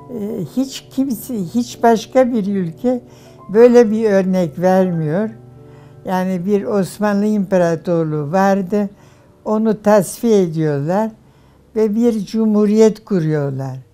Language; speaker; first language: Turkish; non-native, fluent; German